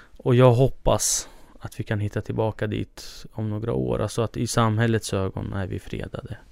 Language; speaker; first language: Swedish; early bilingual, other home language; Kurdish